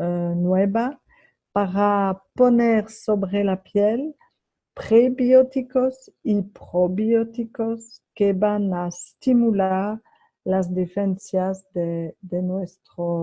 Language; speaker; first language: Spanish; non-native, fluent; French